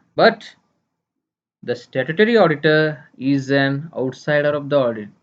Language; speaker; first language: English; non-native, local second language; Kannada